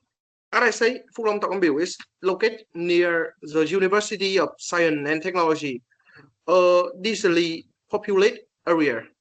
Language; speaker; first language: English; non-native, learner; Vietnamese